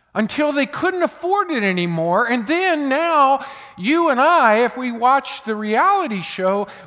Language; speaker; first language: English; native; English